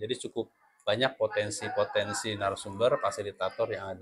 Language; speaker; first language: Indonesian; native; Indonesian